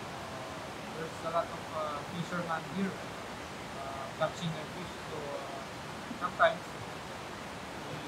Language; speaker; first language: English; non-native, local second language; Filipino